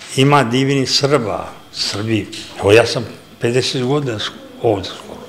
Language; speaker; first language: Serbian; native; Serbian